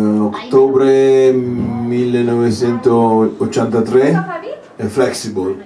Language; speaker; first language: Spanish; non-native, learner; Italian